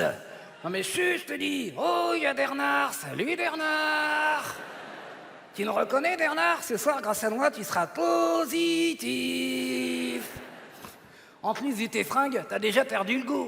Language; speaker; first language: French; native; French